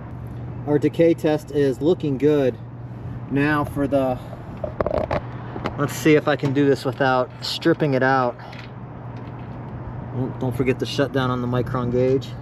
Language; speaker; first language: English; native; English